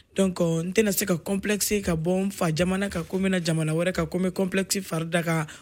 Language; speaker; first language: French; non-native, local second language; Bambara